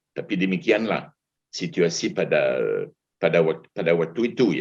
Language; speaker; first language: Indonesian; non-native, fluent; French